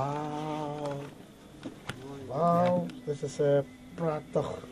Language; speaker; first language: Dutch; non-native, learner; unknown